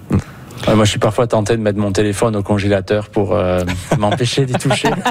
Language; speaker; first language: French; native; French